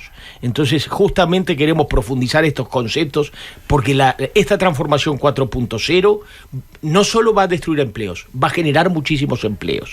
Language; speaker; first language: Spanish; native; Spanish